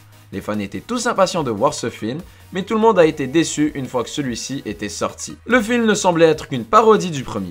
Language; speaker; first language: French; native; French